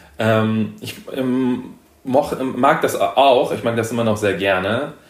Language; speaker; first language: German; early bilingual, other home language; Persian